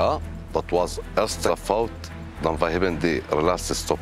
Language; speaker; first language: Dutch; non-native, learner; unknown